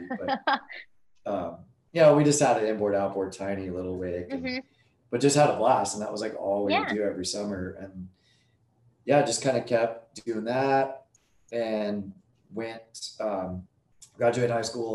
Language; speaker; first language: English; native; English